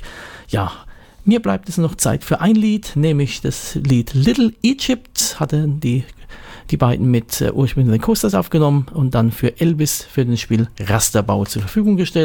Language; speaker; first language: German; native; German